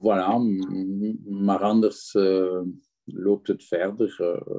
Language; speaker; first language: Dutch; non-native, local second language; French